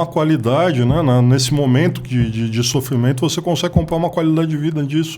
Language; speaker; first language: Portuguese; native; Portuguese